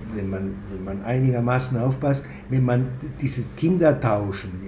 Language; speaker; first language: German; non-native, fluent; Spanish